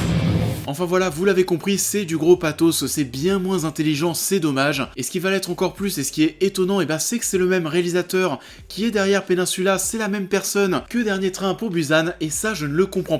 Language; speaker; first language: French; native; French